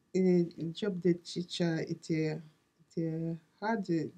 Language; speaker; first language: English; non-native, learner; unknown